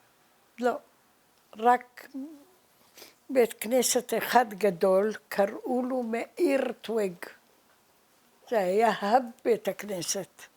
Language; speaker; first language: Hebrew; early bilingual, other home language; Arabic